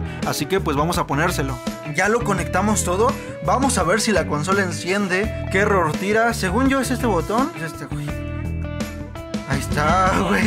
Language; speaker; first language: Spanish; native; Spanish